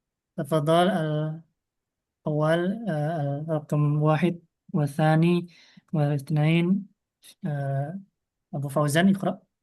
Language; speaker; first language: Arabic; non-native, fluent; Indonesian